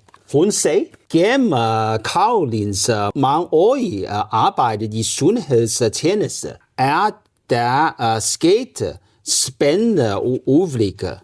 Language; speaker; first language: Danish; non-native, learner; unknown